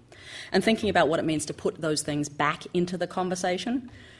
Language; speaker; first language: English; native; English